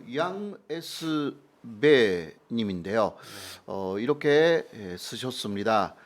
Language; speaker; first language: Korean; non-native, fluent; Japanese